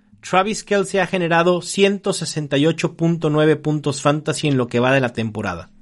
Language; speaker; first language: Spanish; native; Spanish